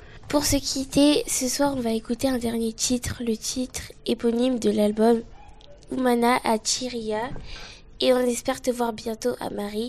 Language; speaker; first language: French; native; French